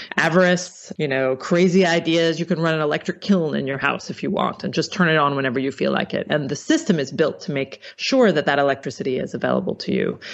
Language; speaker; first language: English; native; English